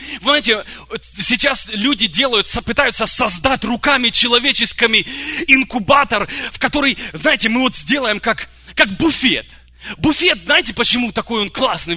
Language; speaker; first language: Russian; early bilingual, other home language; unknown